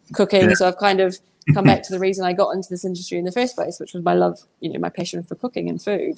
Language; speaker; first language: English; native; English